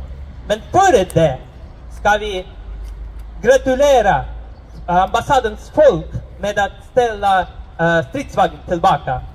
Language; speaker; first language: Swedish; non-native, fluent; Russian